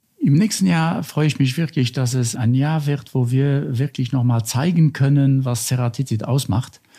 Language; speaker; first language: German; non-native, local second language; Luxembourgish